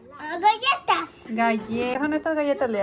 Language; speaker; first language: Spanish; native; Spanish